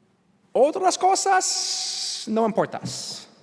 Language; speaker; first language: Spanish; non-native, learner; English